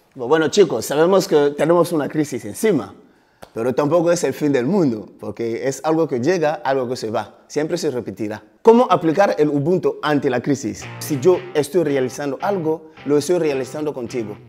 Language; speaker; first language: Spanish; non-native, fluent; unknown